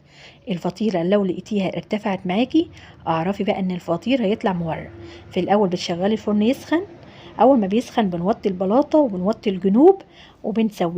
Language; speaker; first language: Arabic; native; Arabic